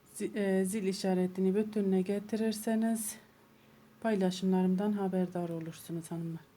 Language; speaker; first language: Turkish; native; Turkish